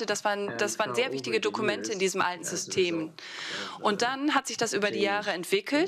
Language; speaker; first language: German; non-native, fluent; Russian